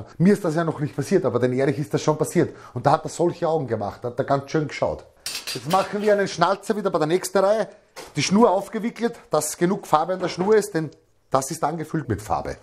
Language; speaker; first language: German; native; German